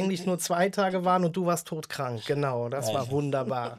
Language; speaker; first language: German; native; German